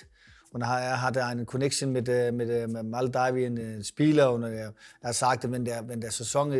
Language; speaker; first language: German; non-native, learner; Danish